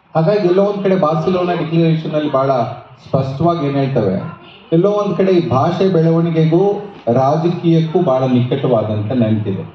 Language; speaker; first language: Kannada; native; Kannada